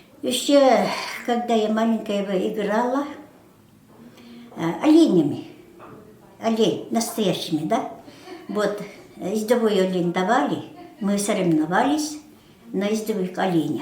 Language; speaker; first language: Russian; non-native, local second language; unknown